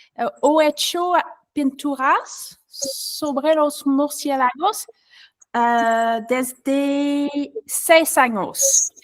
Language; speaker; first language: Spanish; non-native, learner; French